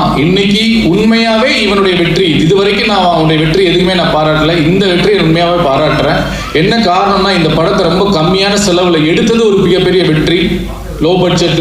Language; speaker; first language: Tamil; native; Tamil